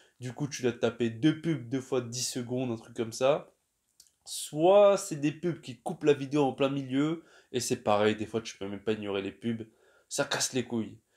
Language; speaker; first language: French; native; French